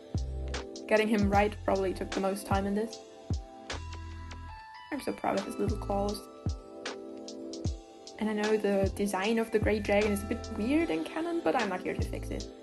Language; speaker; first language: English; non-native, fluent; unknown